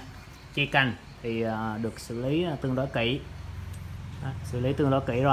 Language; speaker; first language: Vietnamese; native; Vietnamese